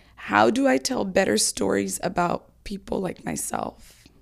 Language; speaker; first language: English; native; English